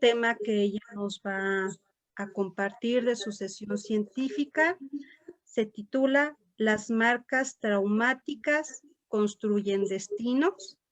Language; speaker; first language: Spanish; native; Spanish